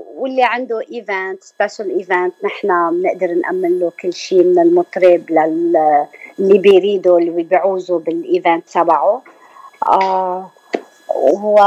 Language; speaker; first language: Arabic; native; Arabic